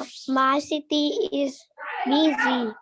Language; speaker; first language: English; non-native, learner; Vietnamese